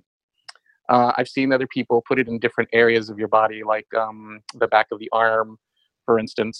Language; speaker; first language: English; native; English